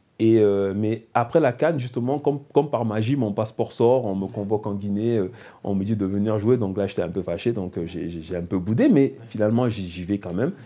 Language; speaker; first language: French; native; French